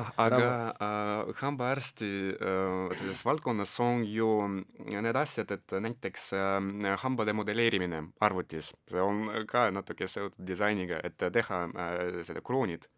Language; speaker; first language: Estonian; non-native, local second language; Russian